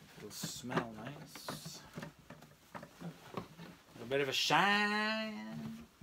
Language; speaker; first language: English; native; English